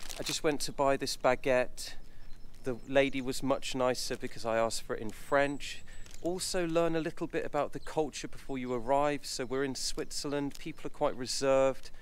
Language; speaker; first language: English; native; English